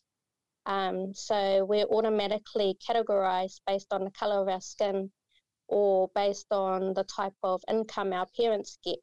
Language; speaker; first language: English; native; English